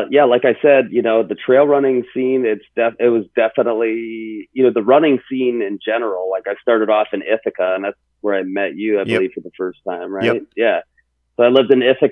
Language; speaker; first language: English; native; English